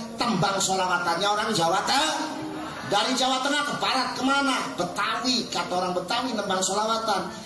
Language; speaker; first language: Indonesian; non-native, local second language; Javanese